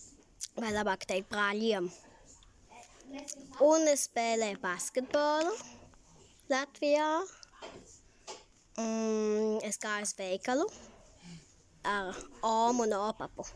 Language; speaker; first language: Latvian; early bilingual, heritage; Latvian